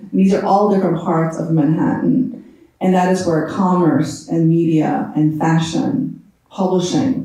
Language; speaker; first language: English; native; English